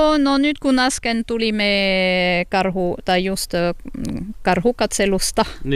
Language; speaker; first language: Finnish; non-native, learner; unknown